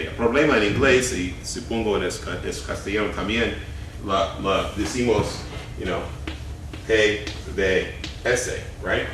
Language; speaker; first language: Spanish; non-native, fluent; English